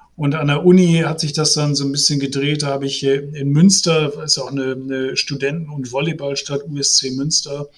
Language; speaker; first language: German; native; German